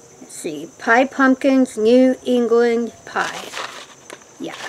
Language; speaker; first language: English; native; English